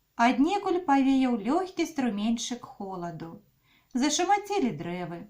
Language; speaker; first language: Belarusian; non-native, local second language; Russian